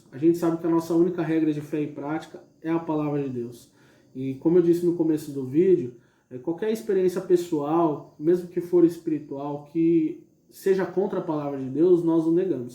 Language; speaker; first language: Portuguese; native; Portuguese